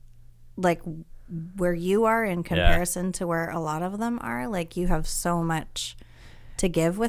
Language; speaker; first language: English; native; English